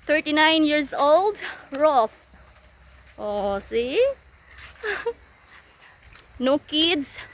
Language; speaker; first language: English; non-native, local second language; Cebuano